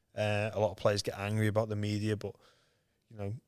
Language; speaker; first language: English; native; English